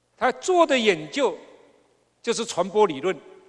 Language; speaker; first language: Chinese; native; Chinese